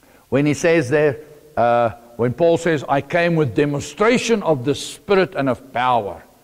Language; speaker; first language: English; non-native, local second language; Afrikaans